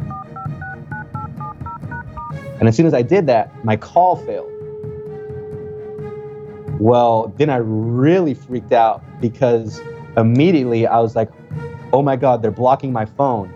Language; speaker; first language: English; early bilingual, other home language; Spanish